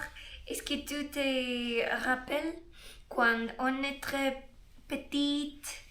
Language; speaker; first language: French; non-native, learner; Spanish